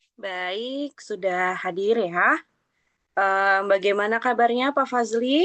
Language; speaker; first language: Indonesian; native; Indonesian